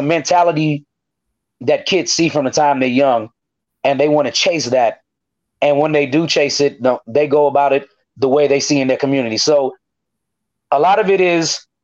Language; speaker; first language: English; native; English